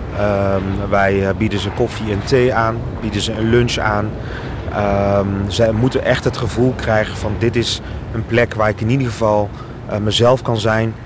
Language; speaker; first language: Dutch; early bilingual, other home language; Lingala